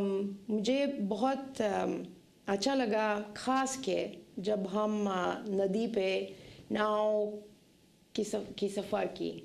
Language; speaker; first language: Hindi; non-native, fluent; Bulgarian